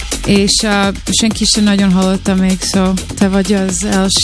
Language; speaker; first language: Hungarian; early bilingual, heritage; Hungarian